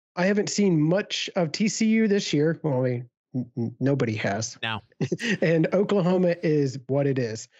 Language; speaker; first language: English; native; English